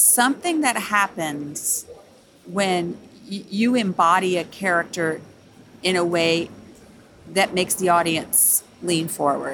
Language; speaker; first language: English; native; English